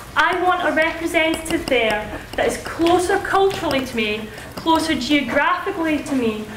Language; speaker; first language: English; native; English